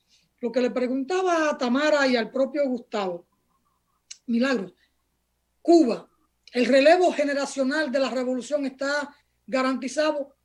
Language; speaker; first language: Spanish; native; Spanish